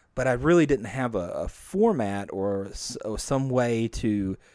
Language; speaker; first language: English; native; English